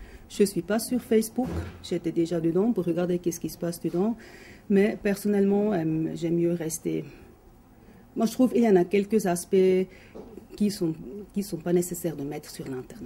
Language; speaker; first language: French; non-native, local second language; German